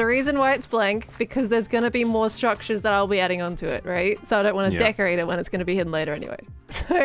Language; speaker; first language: English; native; English